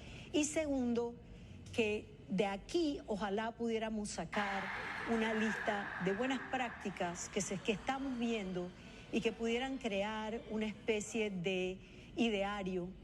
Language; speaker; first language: Spanish; native; Spanish